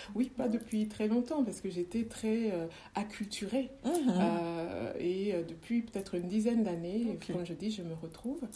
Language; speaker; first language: French; early bilingual, other home language; Kongo